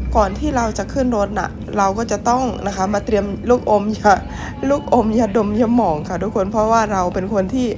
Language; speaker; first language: Thai; non-native, local second language; Northern Khmer